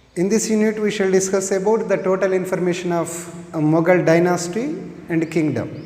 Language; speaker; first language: English; non-native, local second language; Telugu